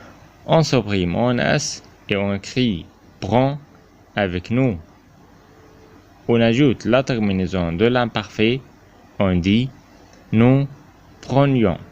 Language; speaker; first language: French; non-native, fluent; Arabic